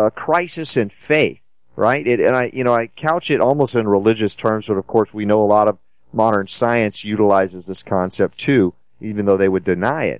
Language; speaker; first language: English; native; English